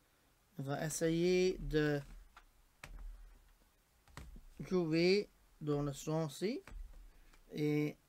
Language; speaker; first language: French; non-native, local second language; Dutch